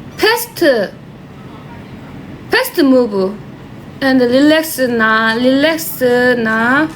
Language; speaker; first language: English; non-native, learner; Korean